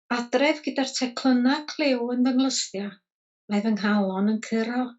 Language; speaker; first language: Welsh; native; Welsh